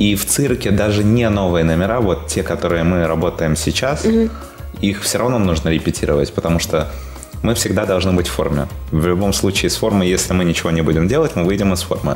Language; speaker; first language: Russian; native; Russian